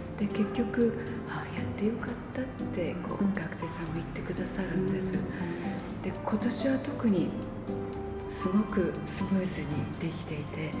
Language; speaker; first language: Japanese; native; Japanese